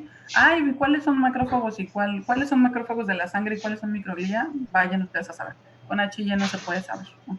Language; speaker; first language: Spanish; native; Spanish